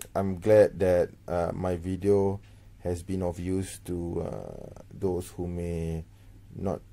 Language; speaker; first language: English; non-native, local second language; Malay